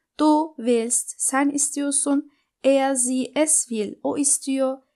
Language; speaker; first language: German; non-native, fluent; Turkish